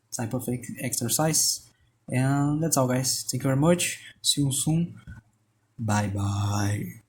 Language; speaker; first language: English; non-native, fluent; Portuguese